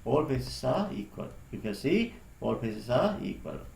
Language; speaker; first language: English; non-native, local second language; Sinhala